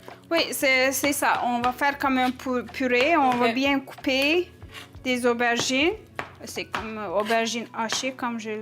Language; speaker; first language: French; non-native, learner; Turkish